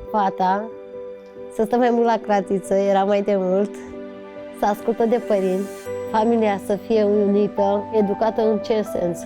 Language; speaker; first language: Romanian; non-native, local second language; Romany